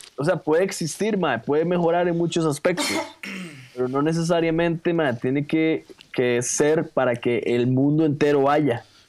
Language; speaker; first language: Spanish; native; Spanish